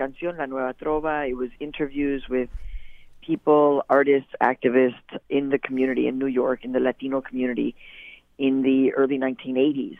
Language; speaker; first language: English; native; English